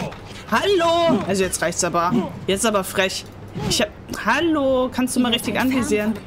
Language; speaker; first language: German; native; German